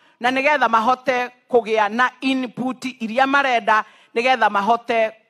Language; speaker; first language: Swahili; non-native, local second language; Kikuyu